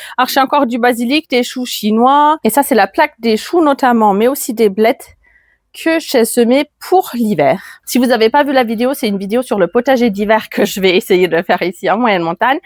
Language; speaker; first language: French; non-native, fluent; German